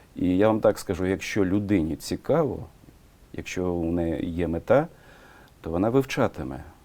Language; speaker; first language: Ukrainian; non-native, local second language; Russian